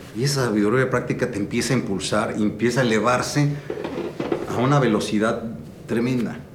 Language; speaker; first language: Spanish; native; Spanish